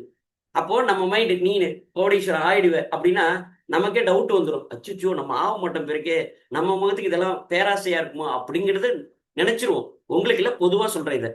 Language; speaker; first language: Tamil; native; Tamil